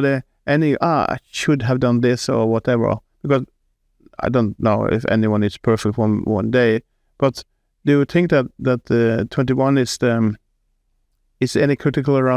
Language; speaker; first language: English; non-native, fluent; Norwegian